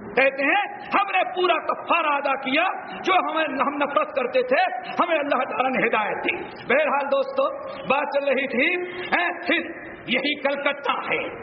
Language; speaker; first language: Urdu; native; Urdu